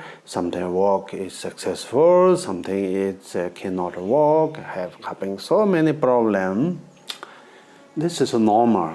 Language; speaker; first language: English; non-native, learner; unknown